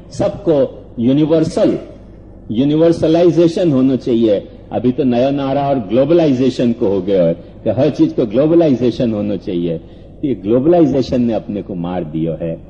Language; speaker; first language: Hindi; native; Hindi